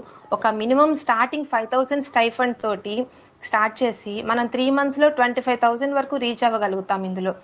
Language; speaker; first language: Telugu; native; Telugu